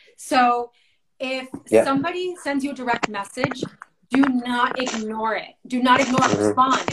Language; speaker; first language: English; native; English